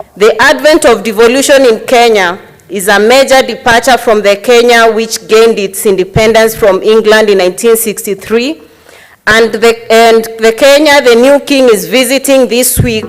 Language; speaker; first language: English; non-native, local second language; Gusii